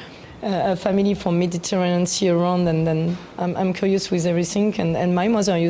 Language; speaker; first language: English; non-native, fluent; French